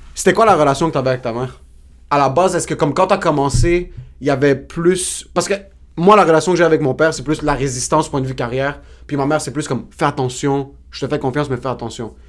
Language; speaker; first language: French; native; French